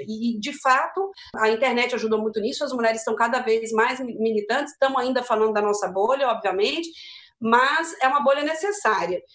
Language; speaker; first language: Portuguese; native; Portuguese